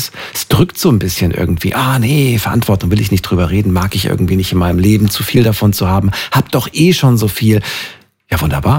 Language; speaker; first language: German; native; German